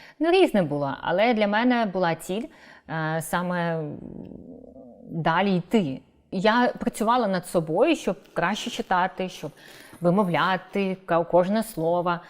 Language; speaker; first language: Ukrainian; non-native, local second language; Crimean Tatar